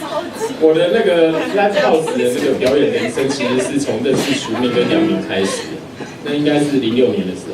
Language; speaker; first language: Chinese; native; Chinese